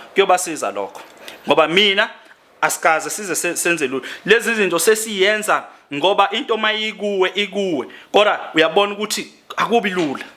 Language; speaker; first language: Zulu; native; Zulu